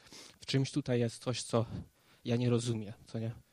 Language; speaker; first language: Polish; early bilingual, heritage; Polish